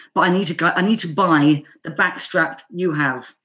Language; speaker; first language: English; native; English